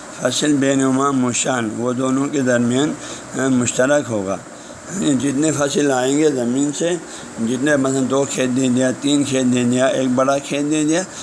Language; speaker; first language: Urdu; non-native, local second language; Balti